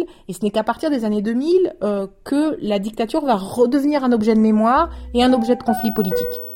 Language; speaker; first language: French; native; French